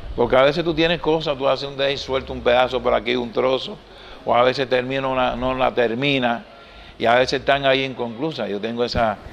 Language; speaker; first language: Spanish; native; Spanish